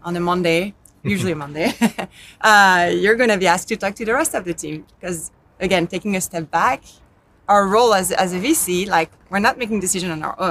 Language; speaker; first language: English; non-native, fluent; French